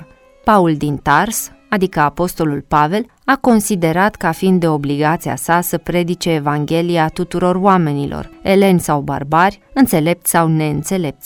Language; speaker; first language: Romanian; native; Romanian